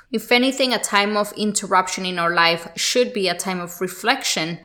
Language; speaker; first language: English; early bilingual, other home language; Spanish